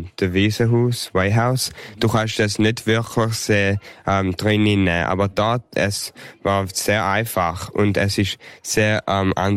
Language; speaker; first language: German; early bilingual, heritage; English